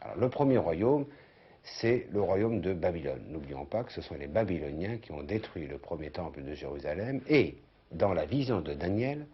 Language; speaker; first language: French; native; French